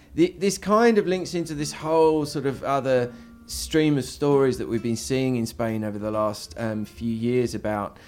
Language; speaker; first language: English; native; English